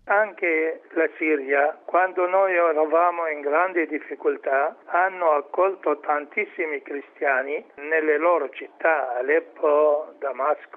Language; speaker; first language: Italian; non-native, fluent; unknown